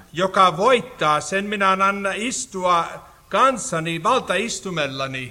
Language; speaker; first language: Finnish; early bilingual, heritage; Finnish